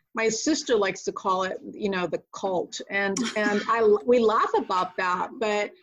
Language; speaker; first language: English; native; English